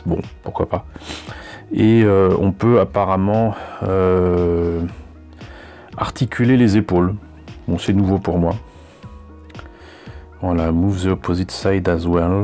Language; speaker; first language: French; native; French